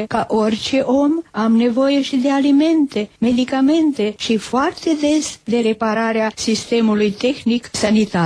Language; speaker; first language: Romanian; native; Romanian